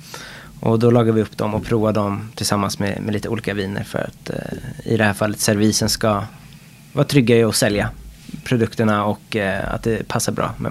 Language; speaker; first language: Swedish; non-native, fluent; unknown